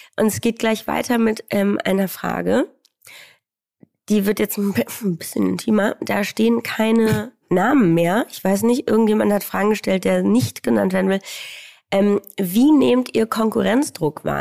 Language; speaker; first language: German; native; German